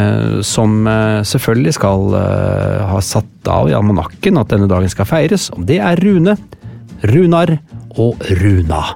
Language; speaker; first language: Norwegian; native; Norwegian